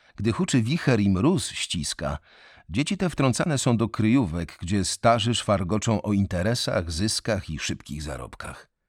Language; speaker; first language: Polish; native; Polish